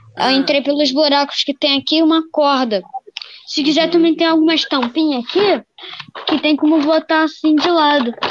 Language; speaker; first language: Portuguese; native; Portuguese